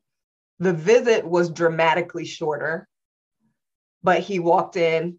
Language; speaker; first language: English; native; English